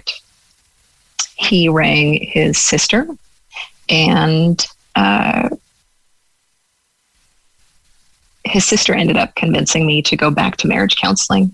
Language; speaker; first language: English; native; English